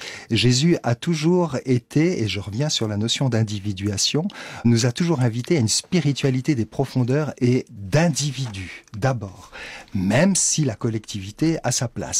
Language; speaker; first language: French; native; French